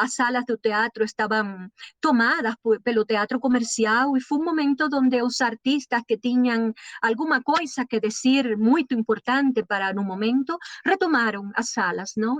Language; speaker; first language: Portuguese; non-native, learner; Spanish